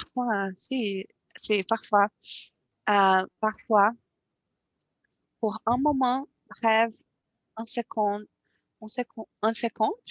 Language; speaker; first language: French; non-native, learner; Portuguese